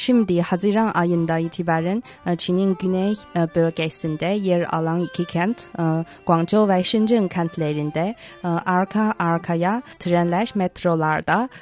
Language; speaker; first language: Turkish; non-native, fluent; Chinese